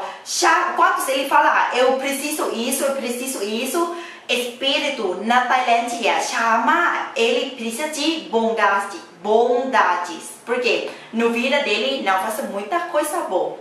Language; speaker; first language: Portuguese; non-native, learner; Thai